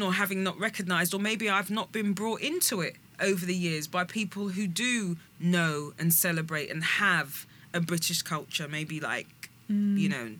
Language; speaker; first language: English; native; English